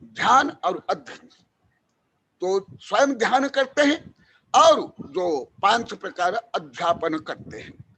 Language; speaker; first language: Hindi; native; Hindi